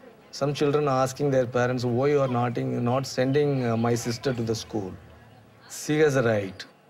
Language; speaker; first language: English; non-native, local second language; Tamil